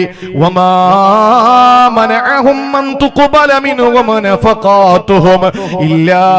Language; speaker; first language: Malayalam; native; Malayalam